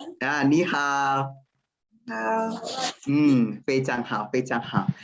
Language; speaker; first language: Chinese; non-native, fluent; Swahili